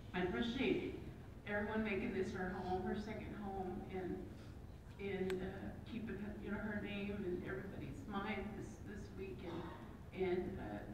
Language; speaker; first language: English; native; English